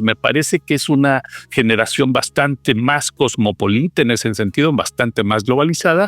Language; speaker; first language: Spanish; native; Spanish